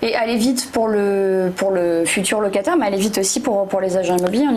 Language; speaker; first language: French; native; French